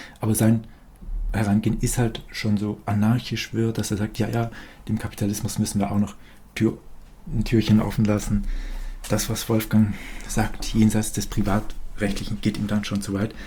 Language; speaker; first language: German; native; German